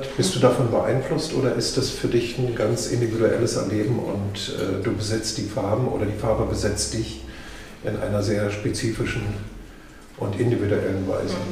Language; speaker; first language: German; native; German